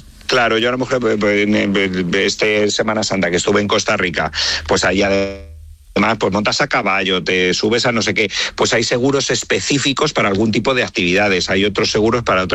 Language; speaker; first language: Spanish; native; Spanish